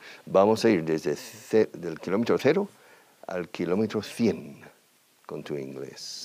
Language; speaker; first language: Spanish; non-native, fluent; English